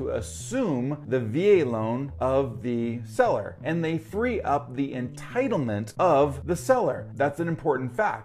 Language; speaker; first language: English; native; English